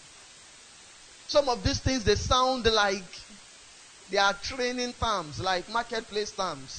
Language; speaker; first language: English; non-native, local second language; Yoruba